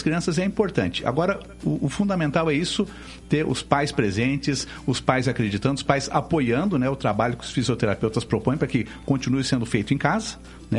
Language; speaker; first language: Portuguese; native; Portuguese